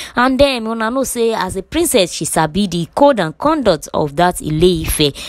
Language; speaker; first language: Nigerian Pidgin; non-native, local second language; Yoruba